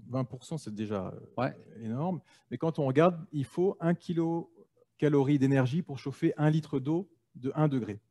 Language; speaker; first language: French; native; French